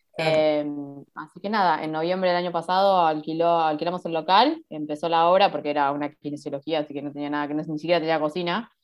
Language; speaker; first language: Spanish; native; Spanish